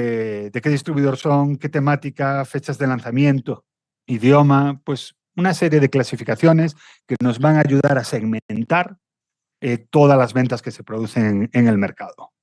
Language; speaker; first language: Spanish; native; Spanish